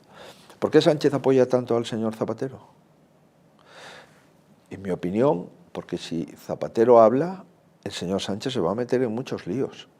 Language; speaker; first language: Spanish; native; Spanish